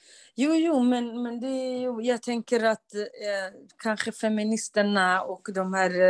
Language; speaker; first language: Swedish; non-native, fluent; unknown